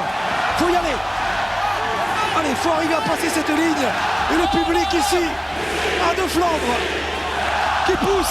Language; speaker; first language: French; native; French